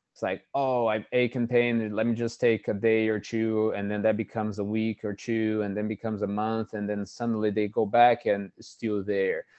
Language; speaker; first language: English; non-native, fluent; Portuguese